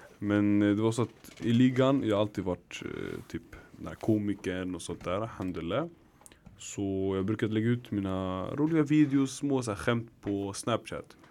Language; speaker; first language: Swedish; early bilingual, other home language; Arabic